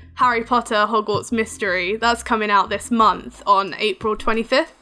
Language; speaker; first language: English; native; English